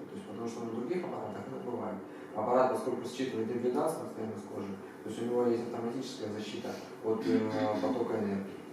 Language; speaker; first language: Russian; native; Russian